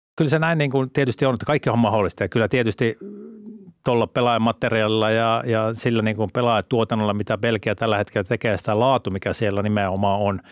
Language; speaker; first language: Finnish; native; Finnish